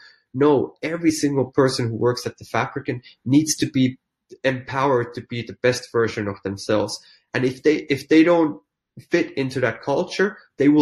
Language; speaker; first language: English; non-native, fluent; Finnish